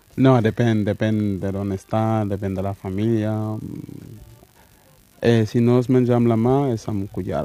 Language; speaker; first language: Catalan; non-native, learner; Mandingo